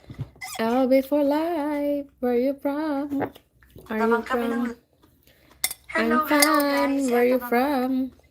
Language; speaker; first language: English; non-native, local second language; Bikol